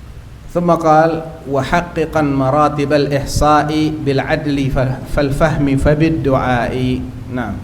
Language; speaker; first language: Arabic; non-native, fluent; Indonesian